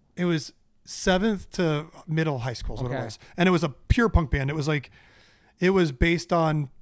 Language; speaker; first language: English; native; English